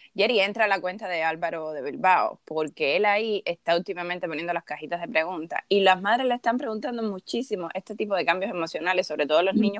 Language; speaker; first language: Spanish; native; Spanish